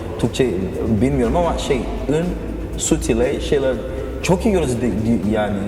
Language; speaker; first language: Turkish; non-native, learner; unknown